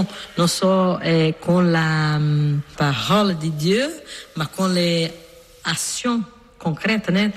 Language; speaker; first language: French; non-native, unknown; Portuguese